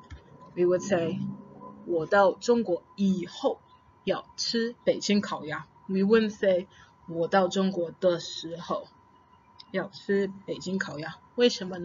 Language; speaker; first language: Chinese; non-native, fluent; English